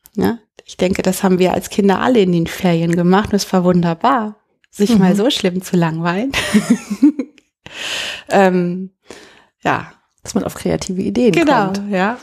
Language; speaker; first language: German; native; German